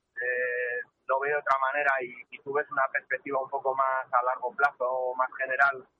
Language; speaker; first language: Spanish; native; Spanish